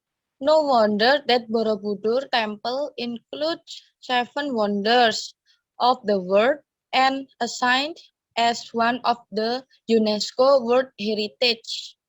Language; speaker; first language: English; non-native, learner; Indonesian